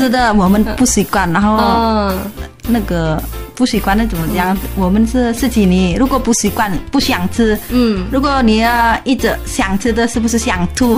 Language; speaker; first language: Chinese; non-native, learner; Indonesian